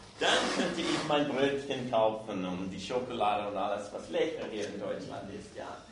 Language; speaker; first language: German; non-native, fluent; English